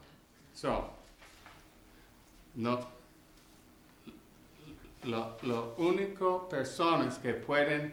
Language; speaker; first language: Spanish; non-native, learner; English